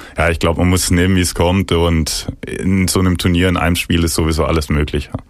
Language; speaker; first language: German; native; German